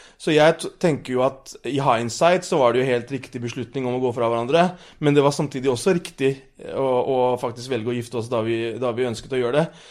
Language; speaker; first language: Norwegian; early bilingual, other home language; Urdu